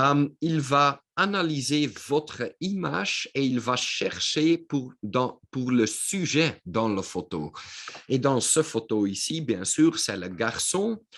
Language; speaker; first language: French; non-native, local second language; Dutch